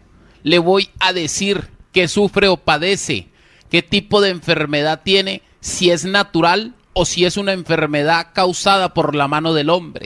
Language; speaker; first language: Spanish; native; Spanish